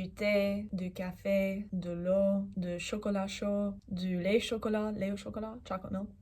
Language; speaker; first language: French; non-native, fluent; English